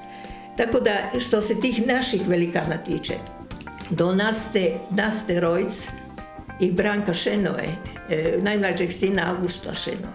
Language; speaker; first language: Croatian; native; Croatian